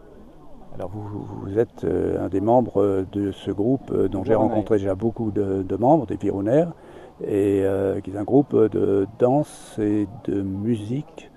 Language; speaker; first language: French; native; French